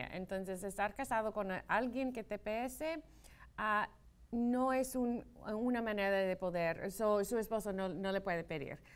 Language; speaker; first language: Spanish; non-native, fluent; English